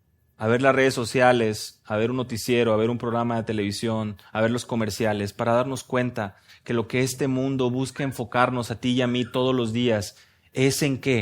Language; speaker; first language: Spanish; native; Spanish